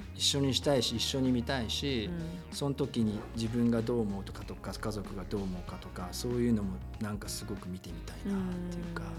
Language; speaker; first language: Japanese; native; Japanese